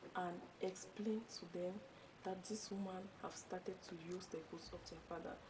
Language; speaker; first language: English; non-native, local second language; French